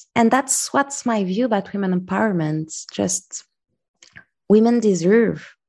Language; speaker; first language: English; non-native, fluent; Arabic